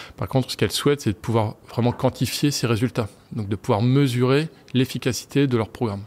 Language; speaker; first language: French; native; French